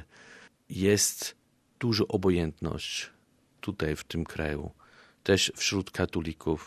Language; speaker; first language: Polish; non-native, fluent; German